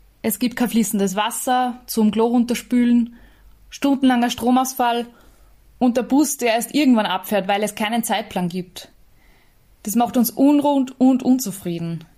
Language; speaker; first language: German; native; German